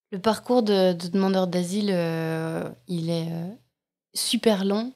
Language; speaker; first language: French; native; French